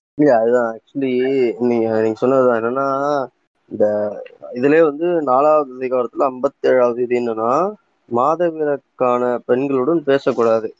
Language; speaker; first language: Tamil; native; Tamil